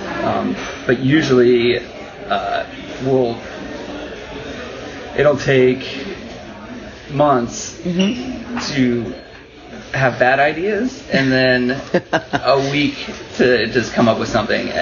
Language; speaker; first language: English; native; English